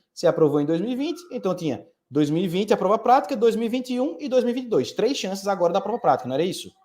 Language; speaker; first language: Portuguese; native; Portuguese